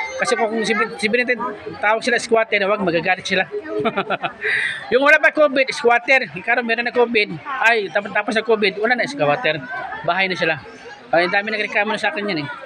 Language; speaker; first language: Filipino; non-native, local second language; Cebuano